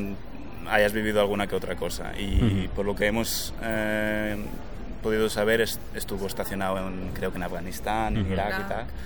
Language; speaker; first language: Spanish; native; Spanish